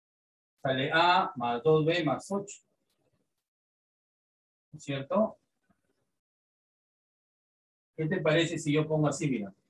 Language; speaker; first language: Spanish; native; Spanish